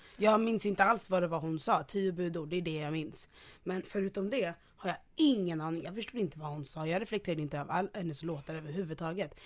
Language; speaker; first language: Swedish; early bilingual, other home language; Ganda